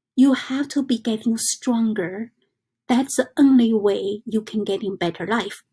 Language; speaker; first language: English; non-native, learner; Chinese